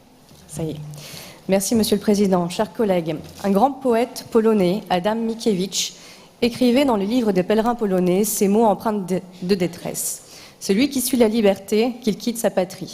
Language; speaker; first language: French; native; French